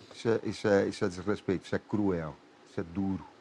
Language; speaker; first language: Portuguese; native; Portuguese